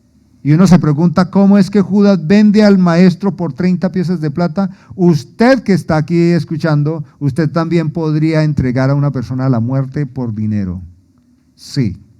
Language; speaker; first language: Spanish; native; Spanish